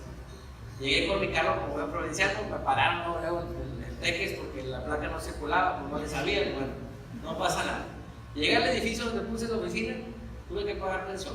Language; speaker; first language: Spanish; native; Spanish